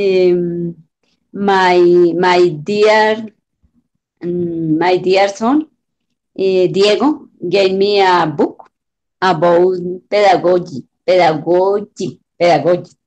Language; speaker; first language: English; non-native, learner; Spanish